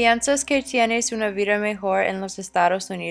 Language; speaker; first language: Spanish; non-native, learner; English